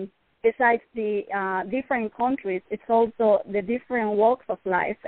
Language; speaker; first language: English; non-native, fluent; Spanish